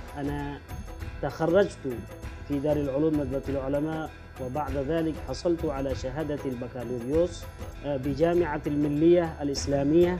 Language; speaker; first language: Arabic; non-native, fluent; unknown